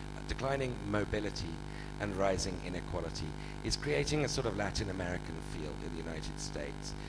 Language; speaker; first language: English; native; English